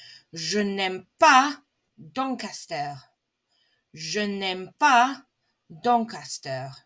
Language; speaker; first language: French; non-native, fluent; English